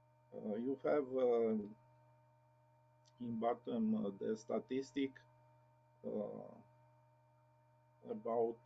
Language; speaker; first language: English; non-native, learner; Romanian